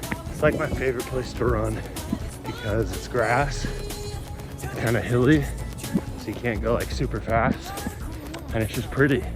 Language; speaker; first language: English; native; English